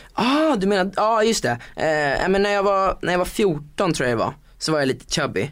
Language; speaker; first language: Swedish; native; Swedish